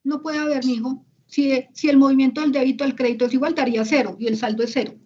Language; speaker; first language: Spanish; native; Spanish